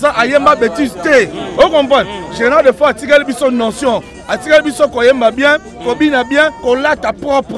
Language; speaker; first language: Lingala; native; Lingala